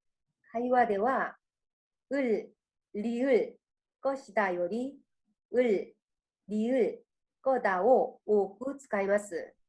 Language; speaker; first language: Japanese; non-native, fluent; Korean